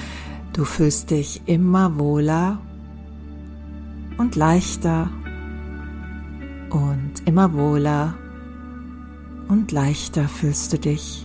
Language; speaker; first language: German; native; German